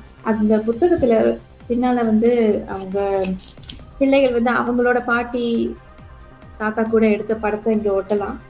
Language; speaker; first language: Tamil; native; Tamil